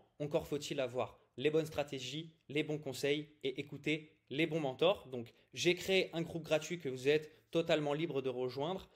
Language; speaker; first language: French; native; French